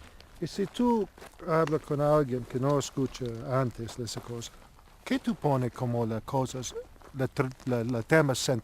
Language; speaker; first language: Spanish; non-native, learner; English